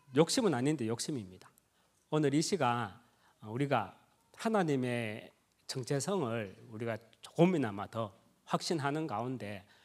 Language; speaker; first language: Korean; native; Korean